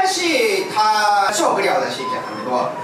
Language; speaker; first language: Chinese; non-native, fluent; Japanese